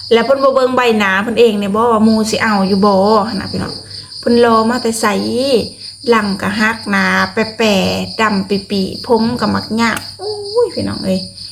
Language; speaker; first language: Thai; native; Thai